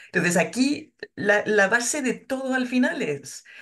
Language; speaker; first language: Spanish; non-native, fluent; French